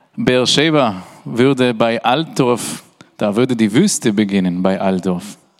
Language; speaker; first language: German; non-native, fluent; Hebrew